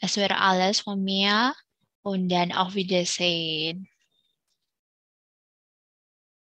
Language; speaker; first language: German; non-native, learner; Indonesian